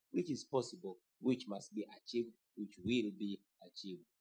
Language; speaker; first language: English; non-native, local second language; Ganda